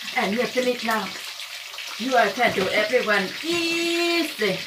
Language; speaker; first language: English; non-native, learner; Thai